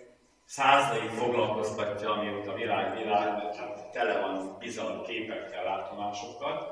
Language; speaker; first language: Hungarian; native; Hungarian